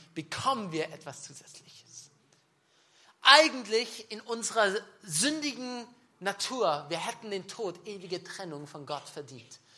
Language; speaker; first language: German; native; German